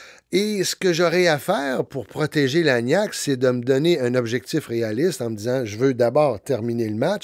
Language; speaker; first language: French; native; French